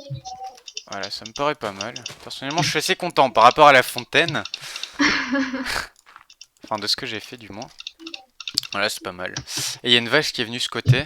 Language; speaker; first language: French; native; French